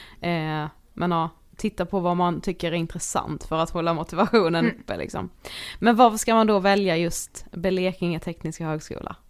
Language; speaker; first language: Swedish; native; Swedish